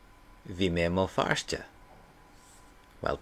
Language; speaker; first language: Irish; non-native, learner; English